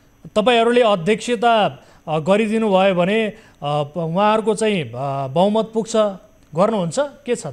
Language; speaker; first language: Nepali; native; Nepali